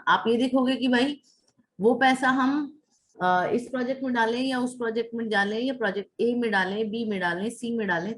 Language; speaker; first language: Hindi; native; Hindi